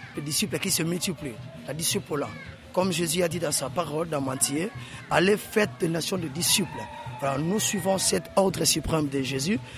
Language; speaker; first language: French; non-native, local second language; Lingala